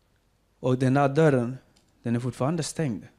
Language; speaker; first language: Swedish; non-native, fluent; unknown